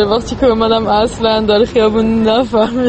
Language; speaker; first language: Persian; non-native, fluent; French